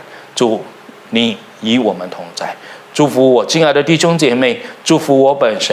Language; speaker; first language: Chinese; native; Chinese